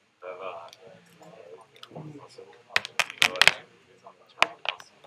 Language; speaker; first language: Norwegian; native; Norwegian